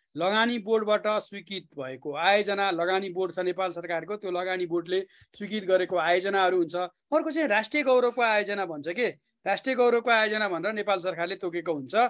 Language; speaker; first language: Nepali; native; Nepali